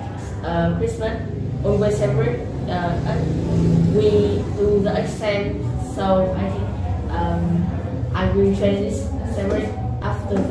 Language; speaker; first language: English; non-native, learner; Vietnamese